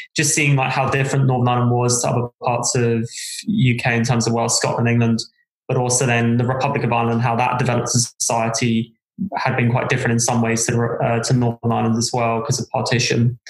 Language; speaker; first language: English; native; English